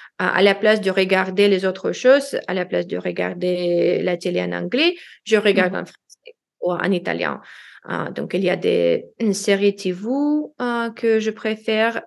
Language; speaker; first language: French; non-native, learner; Russian